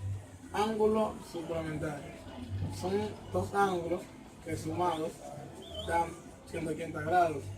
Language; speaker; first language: Spanish; native; Spanish